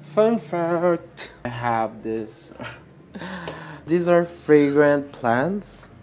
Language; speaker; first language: English; non-native, local second language; Filipino